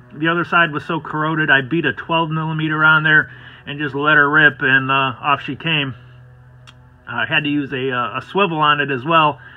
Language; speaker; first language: English; native; English